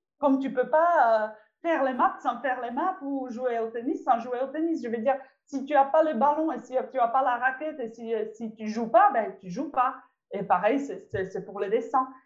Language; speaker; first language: French; non-native, fluent; Czech